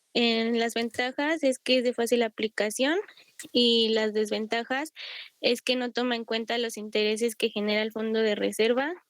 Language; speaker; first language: Spanish; native; Spanish